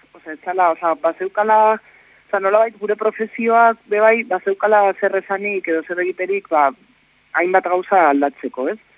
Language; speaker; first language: Basque; native; Basque